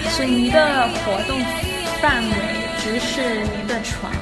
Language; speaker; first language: Chinese; non-native, learner; Danish